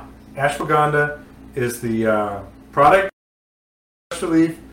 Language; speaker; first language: English; native; English